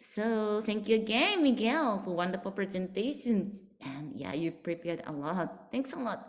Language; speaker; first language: English; non-native, learner; Japanese